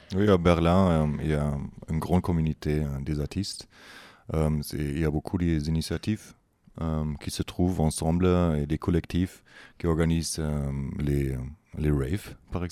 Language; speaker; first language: French; non-native, fluent; German